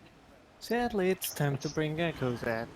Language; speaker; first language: English; native; English